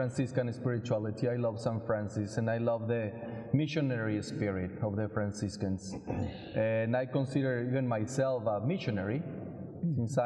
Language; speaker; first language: English; non-native, fluent; Spanish